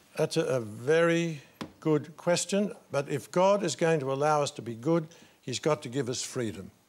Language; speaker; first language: English; native; English